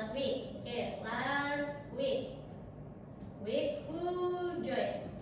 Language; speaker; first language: English; non-native, learner; Indonesian